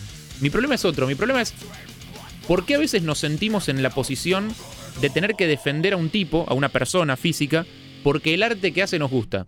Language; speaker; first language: Spanish; native; Spanish